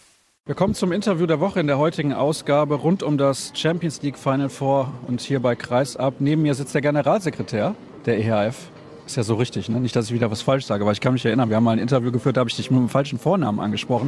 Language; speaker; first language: German; native; German